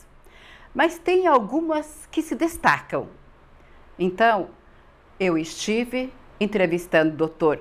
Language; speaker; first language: Portuguese; native; Portuguese